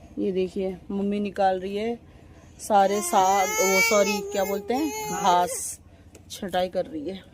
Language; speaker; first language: Hindi; non-native, local second language; Bangla